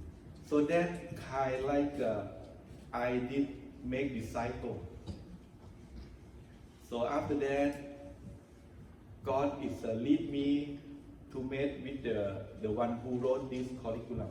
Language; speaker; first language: English; non-native, learner; Thai